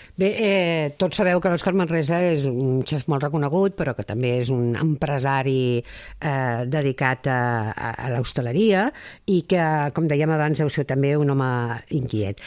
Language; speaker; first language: Catalan; native; Catalan